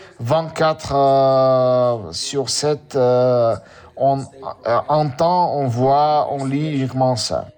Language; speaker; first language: French; non-native, learner; Russian